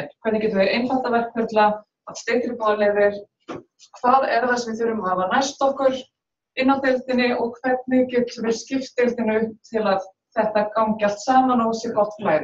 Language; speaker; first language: Icelandic; native; Icelandic